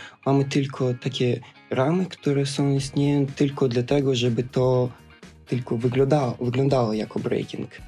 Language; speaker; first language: Polish; non-native, fluent; Russian